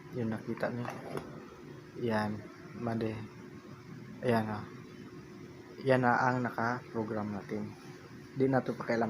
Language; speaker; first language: Filipino; non-native, local second language; Cebuano